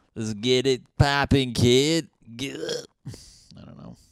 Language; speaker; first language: English; native; English